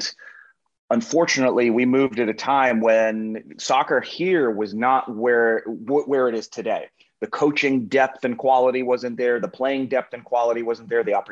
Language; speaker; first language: English; native; English